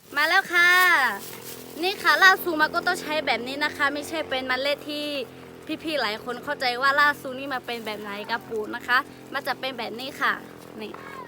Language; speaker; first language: Thai; non-native, local second language; Lahu